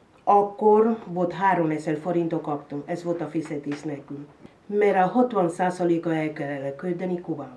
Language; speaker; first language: Hungarian; non-native, learner; Spanish